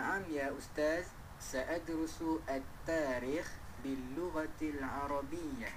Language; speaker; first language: Arabic; non-native, learner; Malay